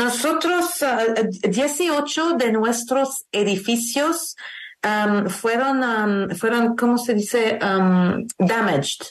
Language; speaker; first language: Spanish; non-native, learner; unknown